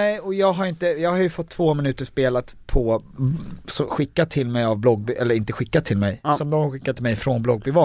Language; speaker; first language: Swedish; native; Swedish